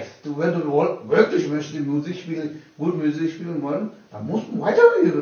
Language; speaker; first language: German; non-native, learner; Tibetan